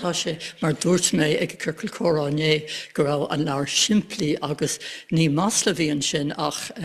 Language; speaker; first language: Irish; non-native, local second language; English